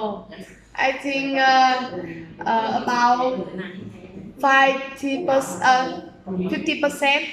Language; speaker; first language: English; non-native, learner; Vietnamese